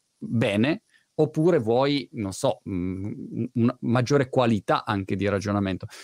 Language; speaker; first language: Italian; native; Italian